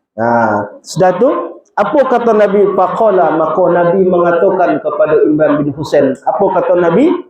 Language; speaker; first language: Malay; non-native, local second language; Minangkabau